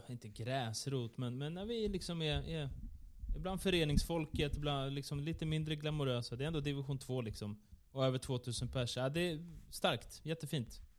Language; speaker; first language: Swedish; native; Swedish